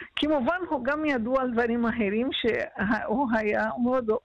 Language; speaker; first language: Hebrew; non-native, fluent; Portuguese